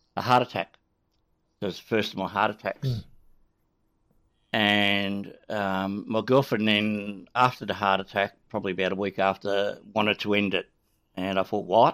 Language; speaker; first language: English; native; English